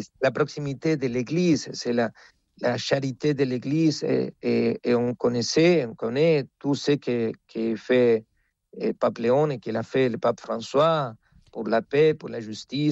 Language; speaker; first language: French; non-native, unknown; Spanish